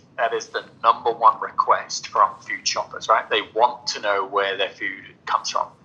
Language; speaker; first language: English; native; English